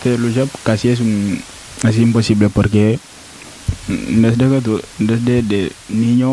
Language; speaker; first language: Spanish; non-native, learner; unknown